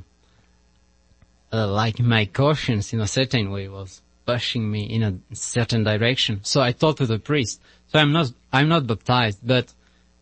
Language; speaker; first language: English; non-native, learner; French